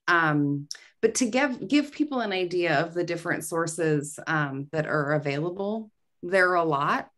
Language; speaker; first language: English; native; English